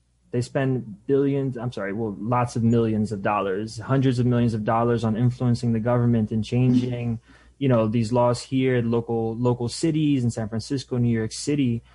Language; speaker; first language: English; native; English